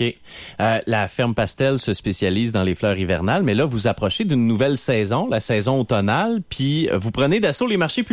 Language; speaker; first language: French; native; French